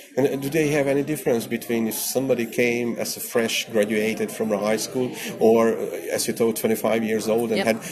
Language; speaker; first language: English; non-native, learner; Hungarian